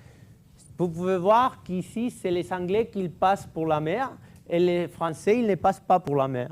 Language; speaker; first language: French; non-native, fluent; Catalan